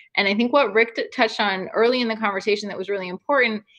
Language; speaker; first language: English; native; English